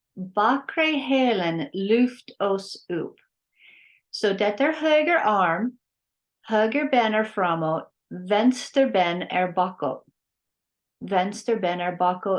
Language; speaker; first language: Swedish; non-native, learner; English